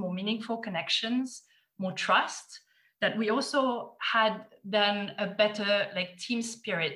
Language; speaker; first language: English; non-native, fluent; German